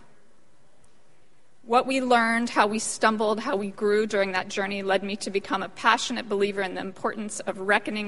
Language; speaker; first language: English; native; English